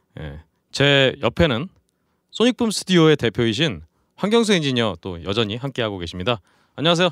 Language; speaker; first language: Korean; native; Korean